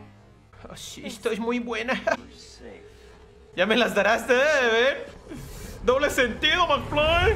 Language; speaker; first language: Spanish; native; Spanish